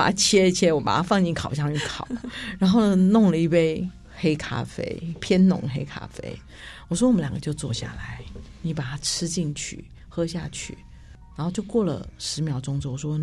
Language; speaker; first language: Chinese; native; Chinese